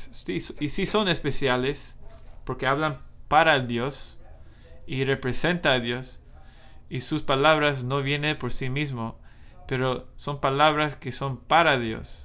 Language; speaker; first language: Spanish; non-native, fluent; English